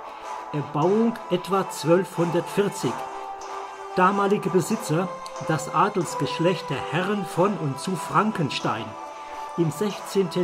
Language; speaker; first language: German; native; German